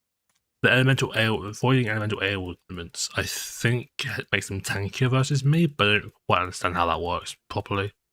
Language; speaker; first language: English; native; English